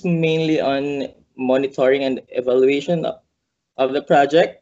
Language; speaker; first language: English; non-native, local second language; Cebuano